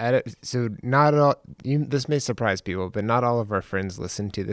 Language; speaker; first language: English; native; English